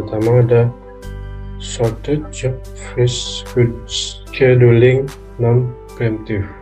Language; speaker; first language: Indonesian; native; Indonesian